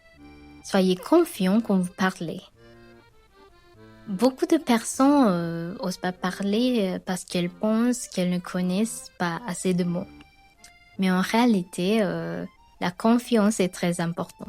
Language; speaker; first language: French; non-native, fluent; Sinhala